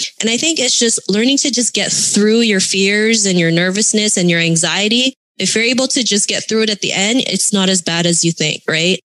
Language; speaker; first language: English; early bilingual, other home language; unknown